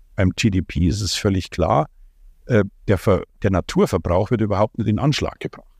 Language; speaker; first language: German; non-native, fluent; Ukrainian